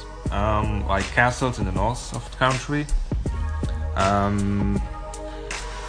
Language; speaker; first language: English; non-native, learner; Luxembourgish